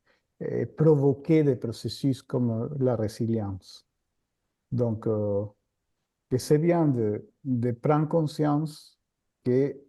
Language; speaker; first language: French; non-native, fluent; Spanish